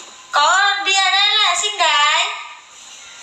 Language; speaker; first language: Vietnamese; non-native, learner; Javanese